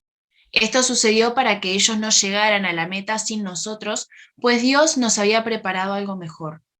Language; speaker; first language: Spanish; native; Spanish